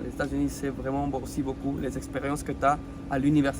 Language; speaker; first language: French; non-native, fluent; Spanish